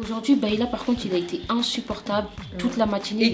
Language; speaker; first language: French; native; French